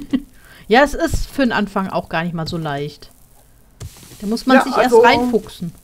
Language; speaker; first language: German; native; German